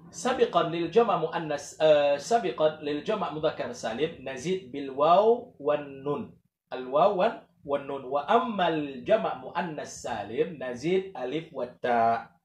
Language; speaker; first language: Arabic; non-native, fluent; Indonesian